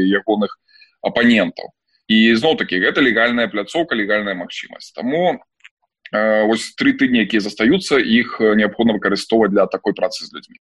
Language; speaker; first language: Belarusian; non-native, local second language; Russian